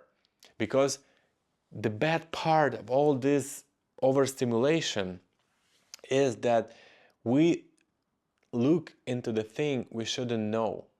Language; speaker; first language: English; non-native, fluent; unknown